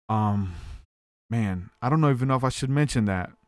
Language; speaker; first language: English; native; English